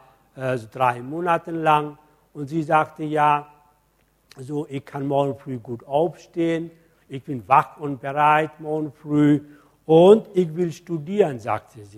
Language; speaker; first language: German; non-native, fluent; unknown